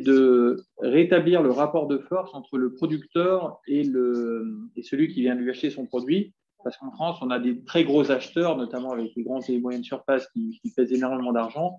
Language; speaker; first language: French; native; French